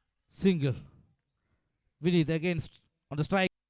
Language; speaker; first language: English; non-native, local second language; Malayalam